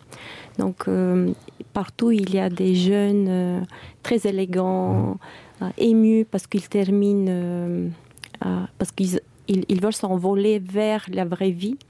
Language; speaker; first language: French; non-native, fluent; Bulgarian